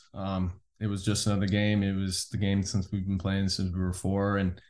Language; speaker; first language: English; native; English